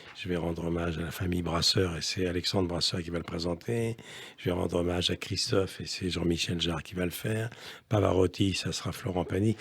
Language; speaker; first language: French; native; French